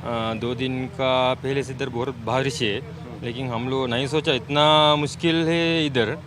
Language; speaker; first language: Hindi; non-native, learner; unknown